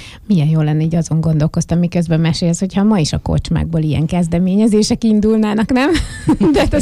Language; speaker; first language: Hungarian; native; Hungarian